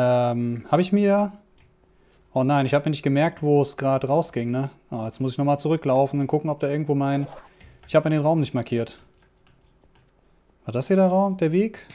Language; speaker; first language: German; native; German